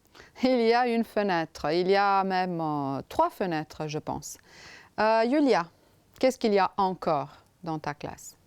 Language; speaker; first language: French; non-native, fluent; Romanian